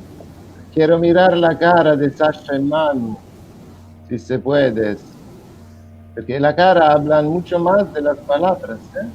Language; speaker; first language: Spanish; non-native, fluent; Italian